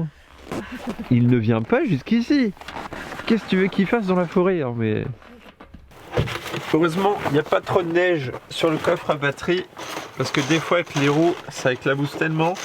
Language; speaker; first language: French; native; French